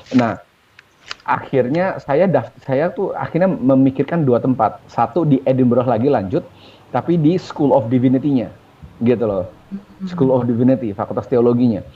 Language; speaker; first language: Indonesian; native; Indonesian